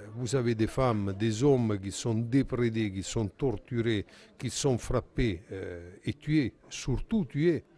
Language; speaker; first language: French; non-native, fluent; Italian